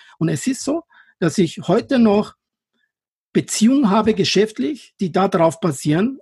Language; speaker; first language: German; non-native, fluent; Persian